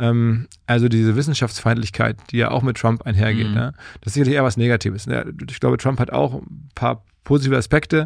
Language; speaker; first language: German; native; German